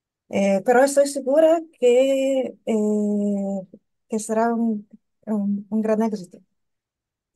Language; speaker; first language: Spanish; non-native, learner; English